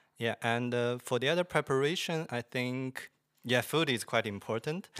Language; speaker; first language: English; non-native, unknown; Chinese